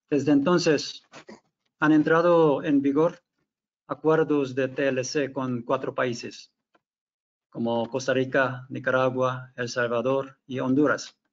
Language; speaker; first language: Spanish; non-native, fluent; Korean